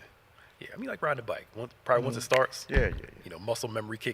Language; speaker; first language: English; native; English